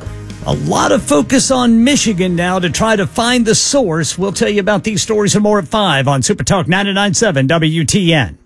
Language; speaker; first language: English; native; English